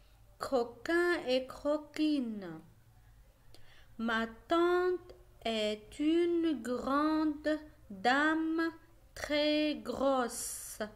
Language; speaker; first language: French; non-native, local second language; Arabic